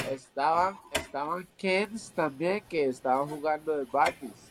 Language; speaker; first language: Spanish; early bilingual, heritage; Spanish